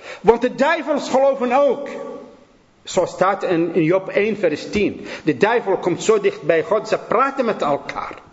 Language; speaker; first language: Dutch; non-native, fluent; Assyrian Neo-Aramaic